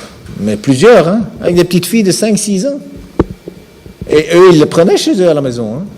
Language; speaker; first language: French; native; French